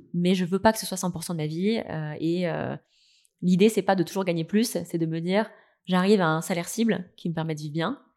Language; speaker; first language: French; native; French